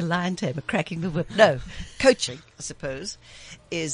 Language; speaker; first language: English; native; English